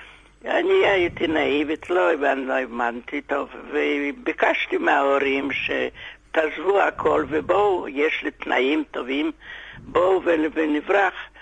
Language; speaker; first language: Hebrew; non-native, fluent; Yiddish